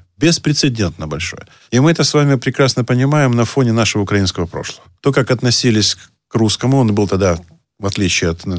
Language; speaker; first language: Russian; native; Russian